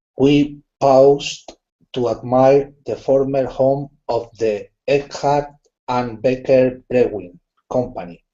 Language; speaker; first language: English; non-native, learner; Spanish